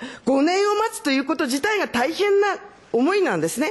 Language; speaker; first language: Japanese; native; Japanese